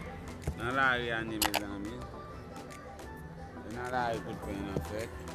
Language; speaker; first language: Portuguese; non-native, learner; Haitian Creole